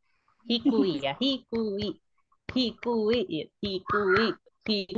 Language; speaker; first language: Indonesian; native; Indonesian